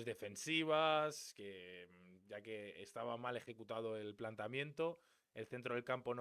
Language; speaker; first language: Spanish; native; Spanish